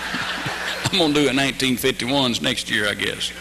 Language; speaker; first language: English; native; English